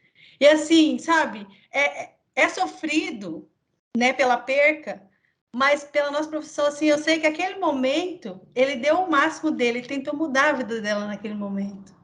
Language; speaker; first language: Portuguese; native; Portuguese